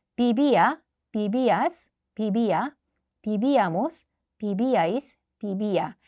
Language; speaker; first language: Spanish; non-native, fluent; Korean